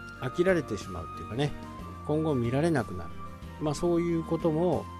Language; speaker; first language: Japanese; native; Japanese